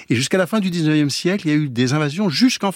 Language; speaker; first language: French; native; French